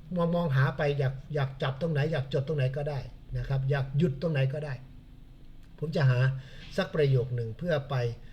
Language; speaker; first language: Thai; native; Thai